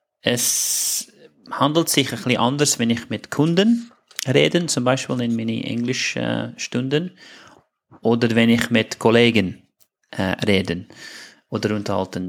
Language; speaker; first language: German; non-native, fluent; English